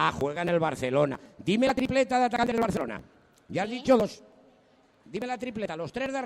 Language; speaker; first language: Spanish; native; Spanish